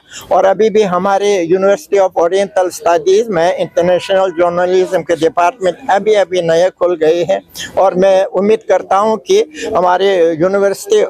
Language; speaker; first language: Hindi; non-native, fluent; Uzbek